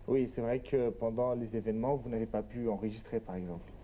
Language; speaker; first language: French; native; French